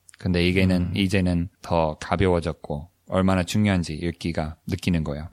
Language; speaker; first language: Korean; non-native, fluent; English